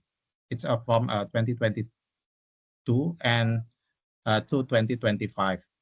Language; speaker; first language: English; non-native, local second language; Indonesian